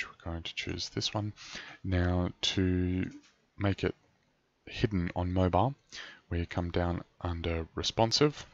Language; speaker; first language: English; native; English